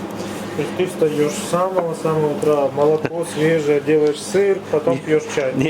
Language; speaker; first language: Russian; native; Russian